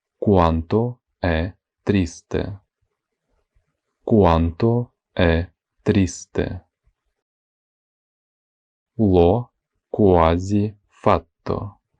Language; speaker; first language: Italian; non-native, fluent; Ukrainian